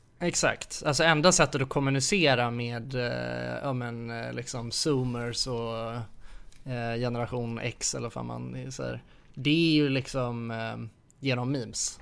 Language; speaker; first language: Swedish; native; Swedish